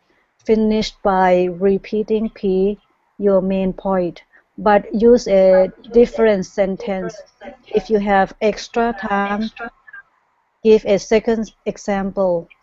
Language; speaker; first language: English; non-native, learner; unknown